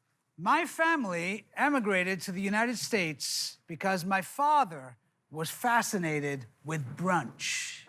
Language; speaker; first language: English; native; English